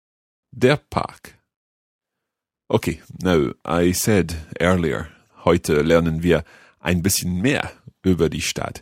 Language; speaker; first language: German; non-native, learner; English